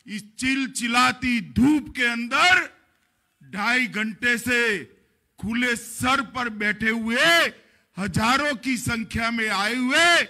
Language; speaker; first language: Hindi; non-native, local second language; Gujarati